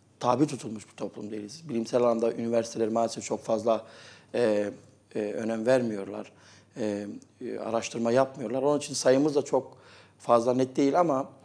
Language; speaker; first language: Turkish; native; Turkish